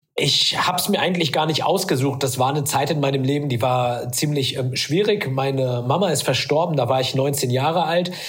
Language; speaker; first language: German; early bilingual, other home language; Arabic